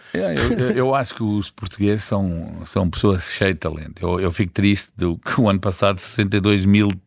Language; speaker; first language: Portuguese; early bilingual, heritage; Portuguese